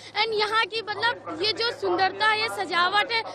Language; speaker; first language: Hindi; native; Hindi